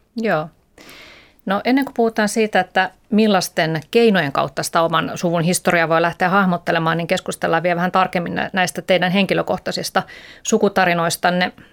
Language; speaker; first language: Finnish; native; Finnish